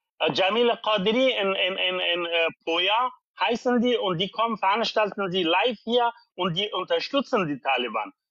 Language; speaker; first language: German; non-native, learner; Persian